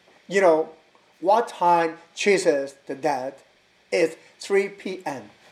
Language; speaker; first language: English; non-native, learner; Korean